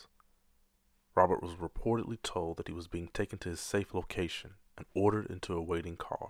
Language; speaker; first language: English; native; English